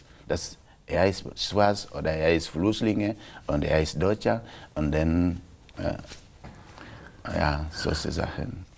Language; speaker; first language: German; non-native, local second language; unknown